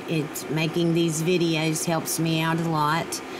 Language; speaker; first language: English; native; English